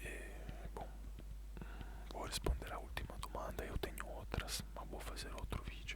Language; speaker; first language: Portuguese; non-native, fluent; Italian